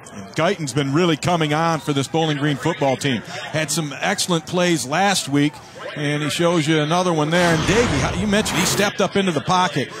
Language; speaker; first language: English; native; English